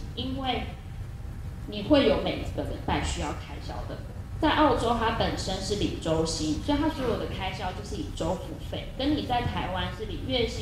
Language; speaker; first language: Chinese; native; Chinese